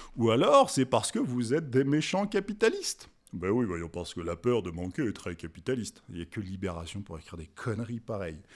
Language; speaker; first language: French; native; French